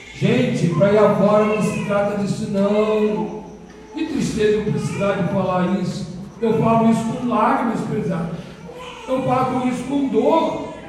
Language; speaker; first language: Portuguese; native; Portuguese